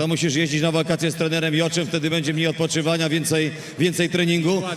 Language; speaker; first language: Polish; native; Polish